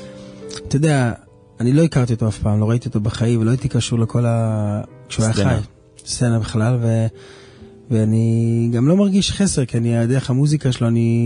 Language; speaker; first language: Hebrew; native; Hebrew